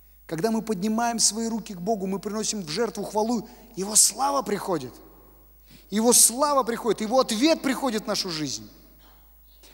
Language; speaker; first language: Russian; native; Russian